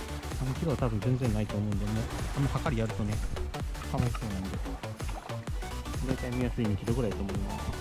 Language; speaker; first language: Japanese; native; Japanese